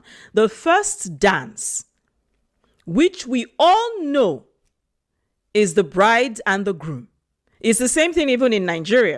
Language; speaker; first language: English; non-native, local second language; Igbo